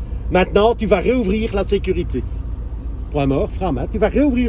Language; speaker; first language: French; native; French